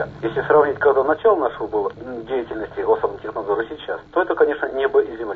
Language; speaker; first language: Russian; native; Russian